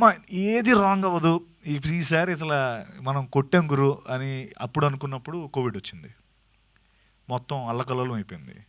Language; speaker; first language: Telugu; native; Telugu